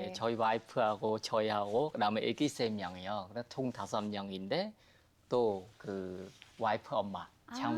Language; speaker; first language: Korean; non-native, learner; Khmer